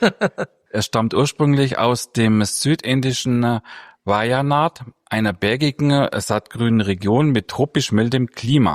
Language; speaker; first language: German; native; German